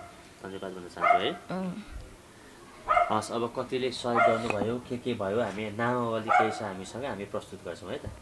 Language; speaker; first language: Nepali; native; Nepali